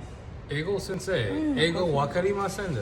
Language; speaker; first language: Japanese; non-native, learner; Russian